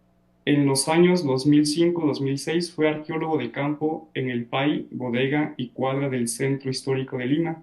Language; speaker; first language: Spanish; native; Spanish